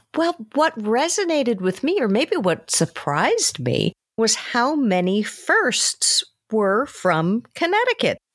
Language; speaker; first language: English; native; English